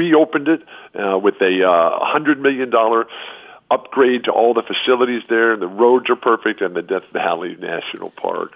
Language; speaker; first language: English; native; English